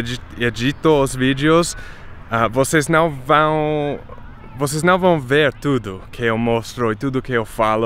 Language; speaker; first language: Portuguese; non-native, fluent; English